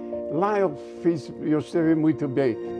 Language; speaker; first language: Portuguese; non-native, fluent; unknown